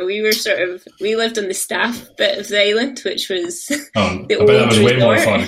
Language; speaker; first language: English; native; English